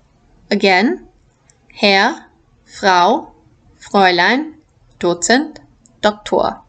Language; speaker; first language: German; non-native, fluent; English